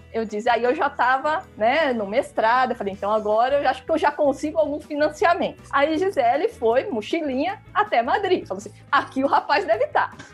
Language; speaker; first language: Portuguese; native; Portuguese